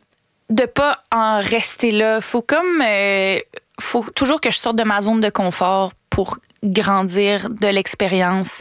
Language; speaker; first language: French; native; French